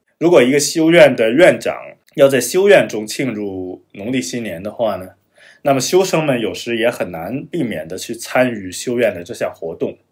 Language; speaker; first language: Chinese; non-native, fluent; German